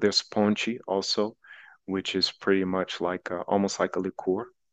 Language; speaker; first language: English; native; English